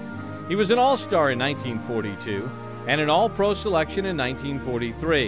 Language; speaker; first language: English; native; English